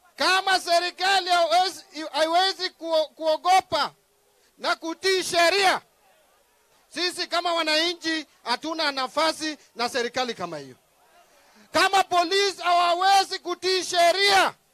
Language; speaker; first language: Swahili; non-native, local second language; Luo (Kenya and Tanzania)